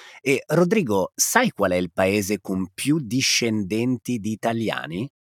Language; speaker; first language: Italian; native; Italian